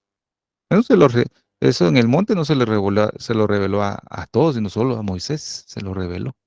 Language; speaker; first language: Spanish; native; Spanish